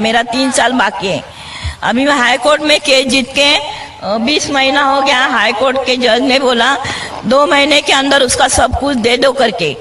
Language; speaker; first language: Hindi; non-native, local second language; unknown